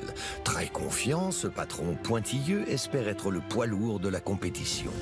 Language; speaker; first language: French; native; French